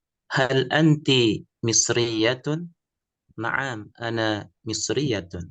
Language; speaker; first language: Arabic; non-native, learner; Indonesian